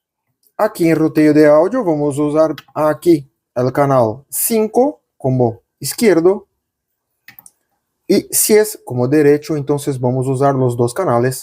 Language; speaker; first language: Spanish; non-native, local second language; Portuguese